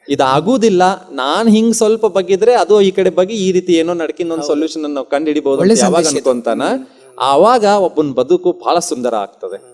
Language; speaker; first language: Kannada; non-native, local second language; Urdu